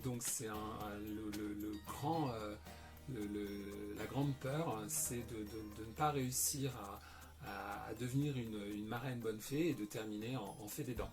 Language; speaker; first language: French; native; French